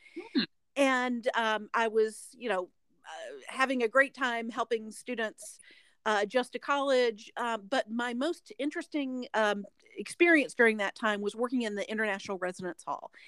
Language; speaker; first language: English; native; English